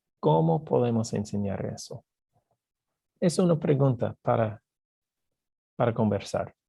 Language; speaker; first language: Spanish; non-native, fluent; English